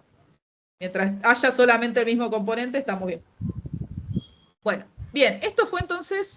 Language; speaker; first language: Spanish; native; Spanish